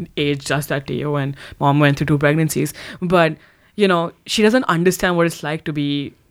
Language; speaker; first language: English; non-native, local second language; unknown